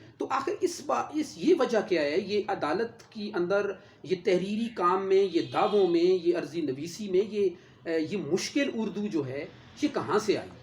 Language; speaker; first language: Urdu; non-native, local second language; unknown